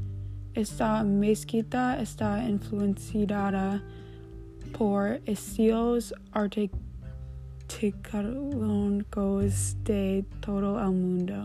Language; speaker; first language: Spanish; non-native, learner; English